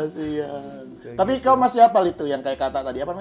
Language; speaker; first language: Indonesian; native; Indonesian